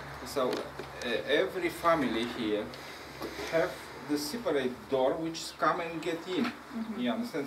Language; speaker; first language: English; non-native, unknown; Romanian